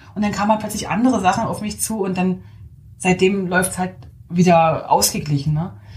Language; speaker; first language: German; native; German